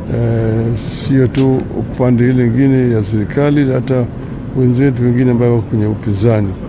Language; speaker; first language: Swahili; non-native, local second language; Luo (Kenya and Tanzania)